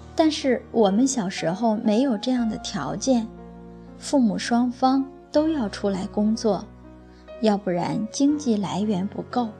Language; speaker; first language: Chinese; non-native, local second language; Cantonese